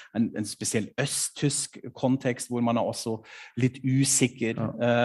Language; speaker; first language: Norwegian; non-native, fluent; German